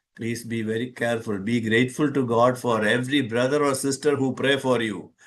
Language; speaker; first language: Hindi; non-native, local second language; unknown